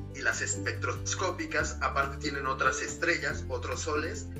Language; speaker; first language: Spanish; native; Spanish